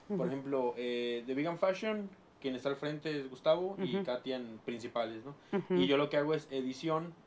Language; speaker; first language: Spanish; native; Spanish